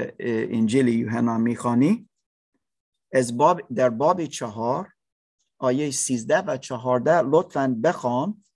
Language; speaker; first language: Persian; non-native, learner; English